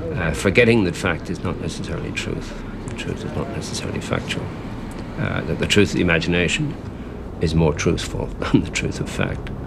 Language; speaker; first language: English; native; English